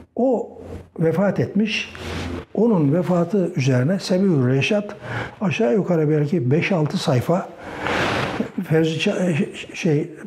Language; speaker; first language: Turkish; native; Turkish